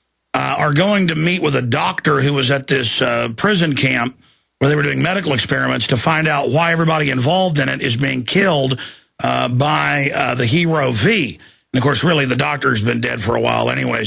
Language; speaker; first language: English; native; English